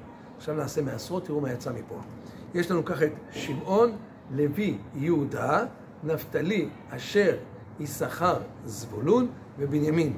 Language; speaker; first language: Hebrew; native; Hebrew